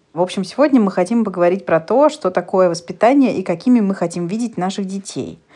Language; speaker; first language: Russian; native; Russian